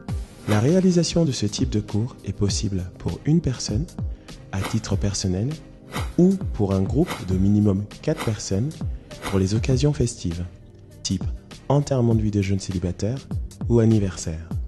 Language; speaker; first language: French; native; French